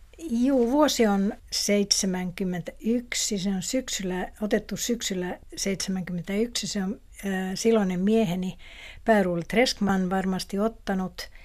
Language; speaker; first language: Finnish; non-native, local second language; Swedish